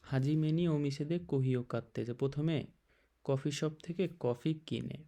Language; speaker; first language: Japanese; non-native, fluent; Bangla